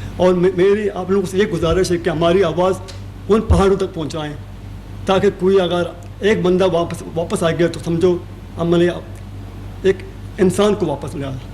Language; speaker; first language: Urdu; non-native, local second language; Baluchi